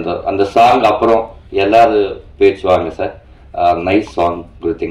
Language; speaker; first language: Tamil; non-native, learner; Telugu